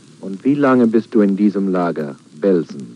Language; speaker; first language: German; non-native, fluent; English